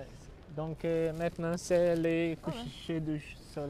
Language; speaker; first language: French; non-native, learner; Portuguese